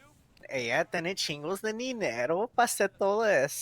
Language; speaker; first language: Spanish; non-native, learner; English